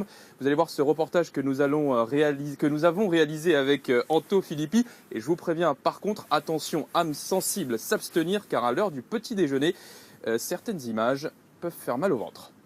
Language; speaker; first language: French; native; French